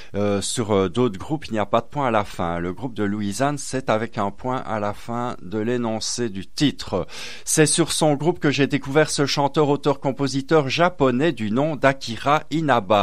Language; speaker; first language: French; native; French